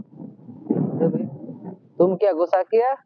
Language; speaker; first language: Hindi; non-native, learner; Bangla